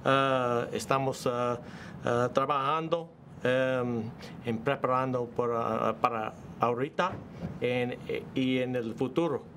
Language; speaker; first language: Spanish; non-native, learner; English